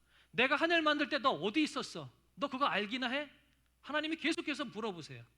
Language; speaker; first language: Korean; native; Korean